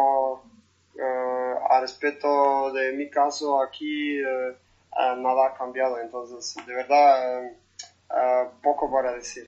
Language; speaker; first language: Spanish; non-native, fluent; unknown